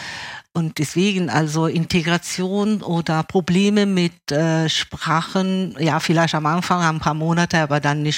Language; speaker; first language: German; early bilingual, other home language; Italian